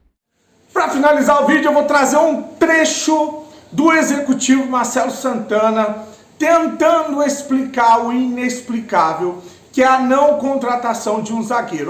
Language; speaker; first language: Portuguese; native; Portuguese